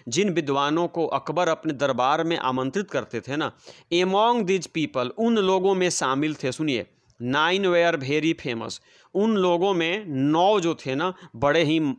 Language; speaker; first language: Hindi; non-native, local second language; Bhojpuri